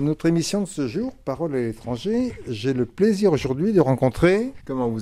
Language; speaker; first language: French; native; French